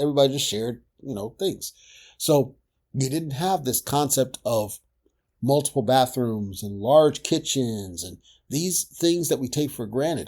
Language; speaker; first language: English; native; English